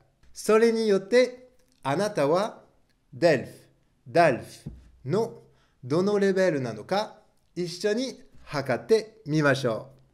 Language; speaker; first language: Japanese; non-native, fluent; French